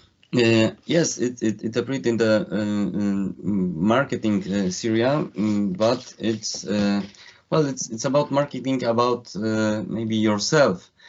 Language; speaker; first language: English; non-native, fluent; Polish